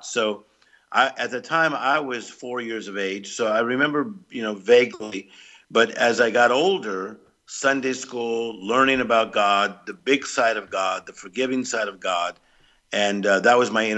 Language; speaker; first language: English; native; English